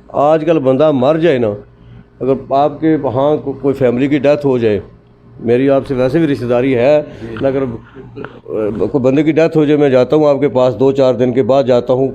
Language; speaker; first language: Urdu; non-native, local second language; Pahari-Potwari